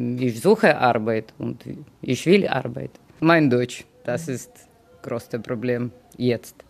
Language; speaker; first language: German; non-native, learner; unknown